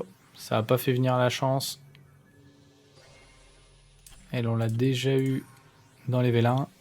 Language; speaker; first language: French; native; French